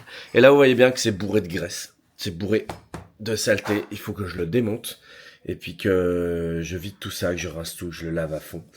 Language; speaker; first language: French; native; French